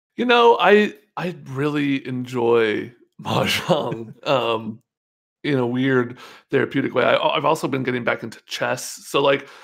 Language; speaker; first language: English; native; English